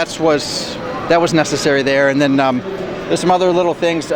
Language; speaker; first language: English; native; English